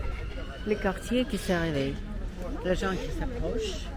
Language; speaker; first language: French; non-native, fluent; Russian